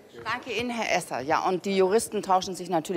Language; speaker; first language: German; native; German